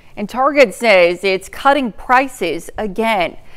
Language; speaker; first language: English; native; English